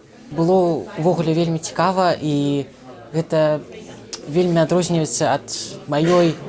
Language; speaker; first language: Belarusian; non-native, local second language; Russian